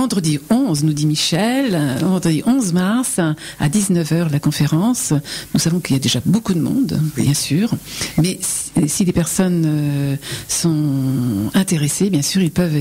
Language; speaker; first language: French; native; French